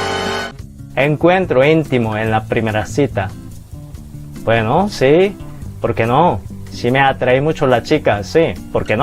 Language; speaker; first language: Spanish; non-native, fluent; Korean